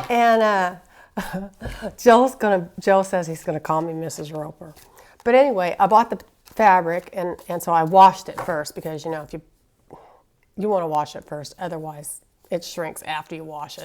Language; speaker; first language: English; native; English